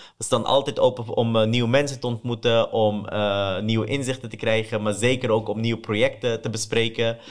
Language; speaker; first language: Dutch; early bilingual, other home language; Persian